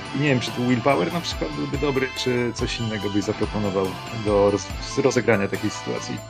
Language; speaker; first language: Polish; native; Polish